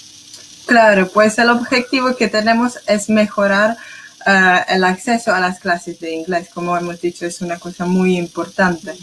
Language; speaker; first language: Spanish; non-native, fluent; English